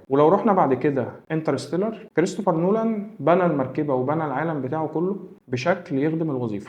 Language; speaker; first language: Arabic; native; Arabic